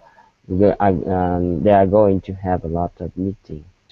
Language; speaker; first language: English; non-native, learner; Vietnamese